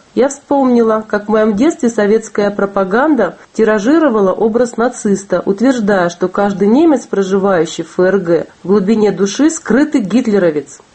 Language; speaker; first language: Russian; native; Russian